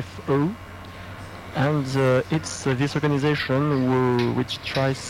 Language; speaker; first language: English; non-native, learner; French